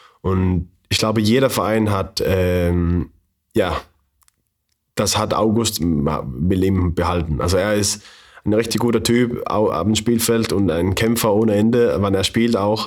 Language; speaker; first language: German; non-native, fluent; Danish